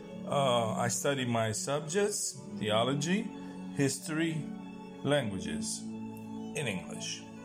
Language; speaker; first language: English; non-native, fluent; Italian